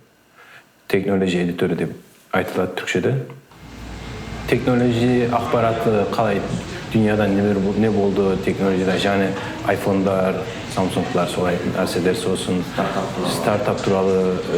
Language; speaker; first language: Kazakh; early bilingual, heritage; Kazakh